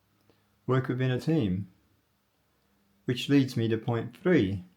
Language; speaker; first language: English; native; English